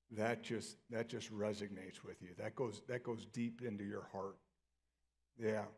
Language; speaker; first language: English; native; English